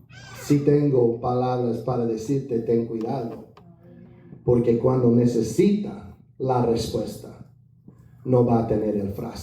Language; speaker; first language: Spanish; non-native, fluent; English